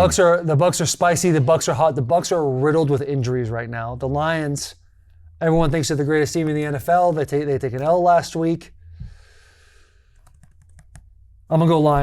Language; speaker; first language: English; native; English